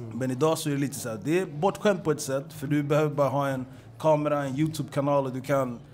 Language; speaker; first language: Swedish; early bilingual, other home language; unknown